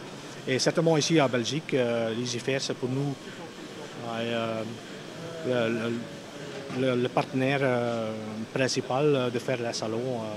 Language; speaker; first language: French; non-native, local second language; Dutch